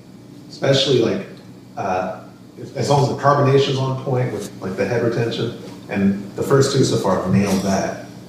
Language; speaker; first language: English; native; English